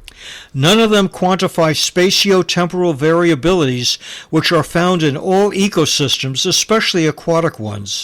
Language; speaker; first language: English; native; English